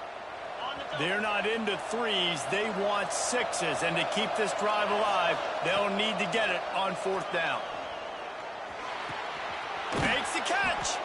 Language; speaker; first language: English; native; English